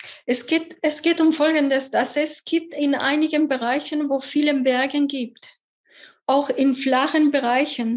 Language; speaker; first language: German; non-native, fluent; Spanish